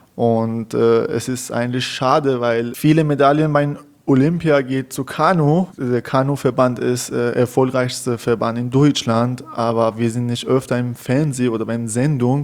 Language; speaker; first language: German; non-native, learner; Persian